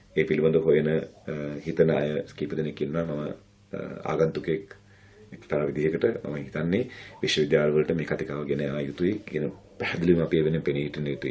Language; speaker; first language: Sinhala; non-native, local second language; Tamil